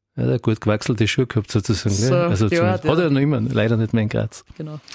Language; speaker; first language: German; native; German